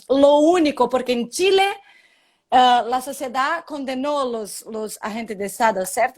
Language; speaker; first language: Spanish; non-native, learner; Portuguese